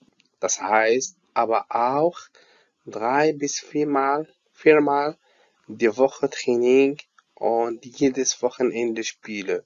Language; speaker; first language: German; non-native, fluent; Arabic